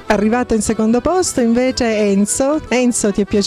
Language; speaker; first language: Italian; native; Italian